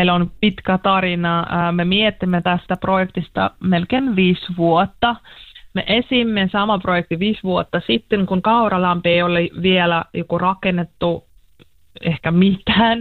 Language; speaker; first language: Finnish; non-native, fluent; Russian